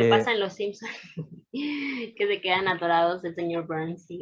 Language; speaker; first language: Spanish; native; Spanish